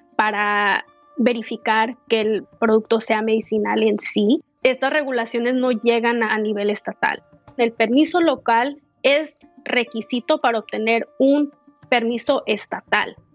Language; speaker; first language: Spanish; early bilingual, heritage; Spanish